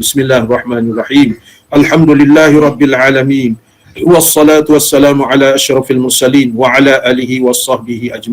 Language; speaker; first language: Malay; native; Malay